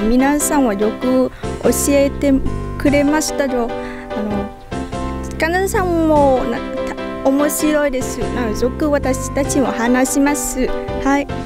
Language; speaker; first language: Japanese; non-native, learner; Vietnamese